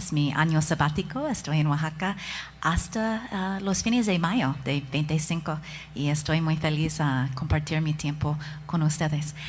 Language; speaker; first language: Spanish; non-native, fluent; English